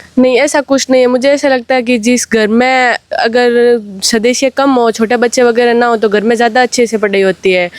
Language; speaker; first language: Hindi; native; Hindi